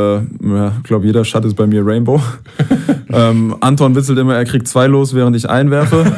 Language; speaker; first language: German; native; German